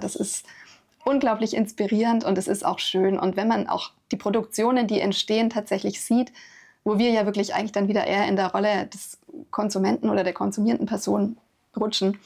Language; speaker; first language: German; native; German